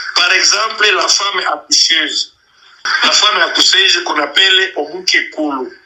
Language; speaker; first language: French; non-native, local second language; Nande